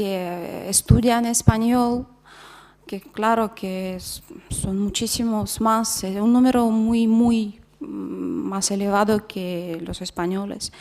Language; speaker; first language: Spanish; non-native, fluent; Russian